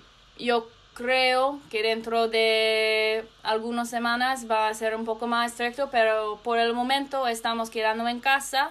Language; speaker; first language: Spanish; non-native, learner; English